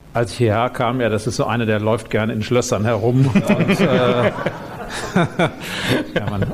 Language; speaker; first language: German; native; German